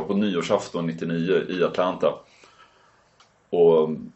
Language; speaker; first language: Swedish; native; Swedish